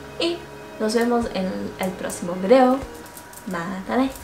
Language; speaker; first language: Spanish; non-native, fluent; Portuguese